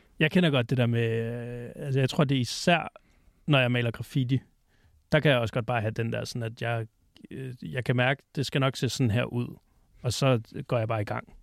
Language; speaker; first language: Danish; native; Danish